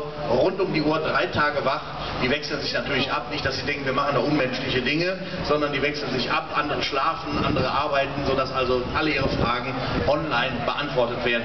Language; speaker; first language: German; native; German